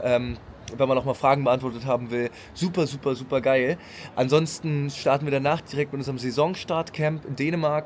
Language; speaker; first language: German; native; German